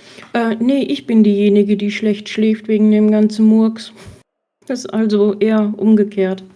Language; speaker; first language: German; native; German